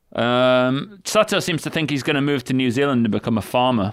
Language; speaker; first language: English; native; English